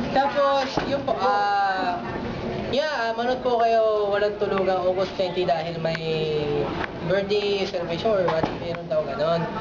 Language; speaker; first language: Filipino; early bilingual, heritage; Japanese